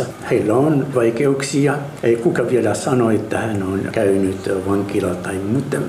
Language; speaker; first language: Finnish; non-native, fluent; Arabic